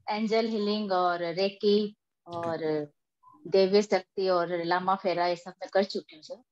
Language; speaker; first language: Hindi; non-native, local second language; Gujarati